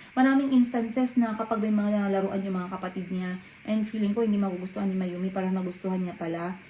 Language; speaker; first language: Filipino; non-native, local second language; Cebuano